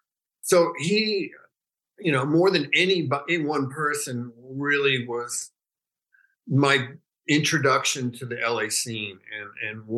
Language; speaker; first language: English; native; English